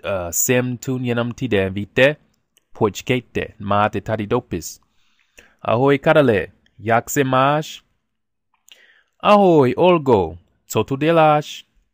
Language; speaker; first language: Czech; non-native, learner; English